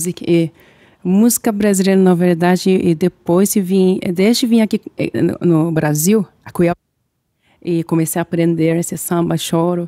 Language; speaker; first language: Portuguese; non-native, learner; Japanese